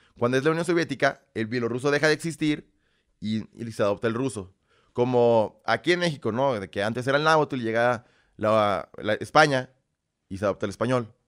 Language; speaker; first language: Spanish; early bilingual, other home language; Russian